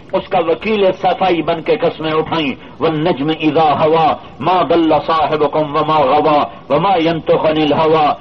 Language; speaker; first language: Urdu; non-native, local second language; Punjabi